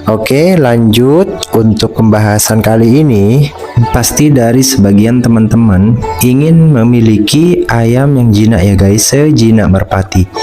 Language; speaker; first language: Indonesian; non-native, local second language; Madurese